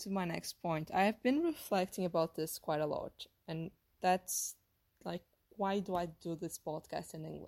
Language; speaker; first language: English; non-native, fluent; Portuguese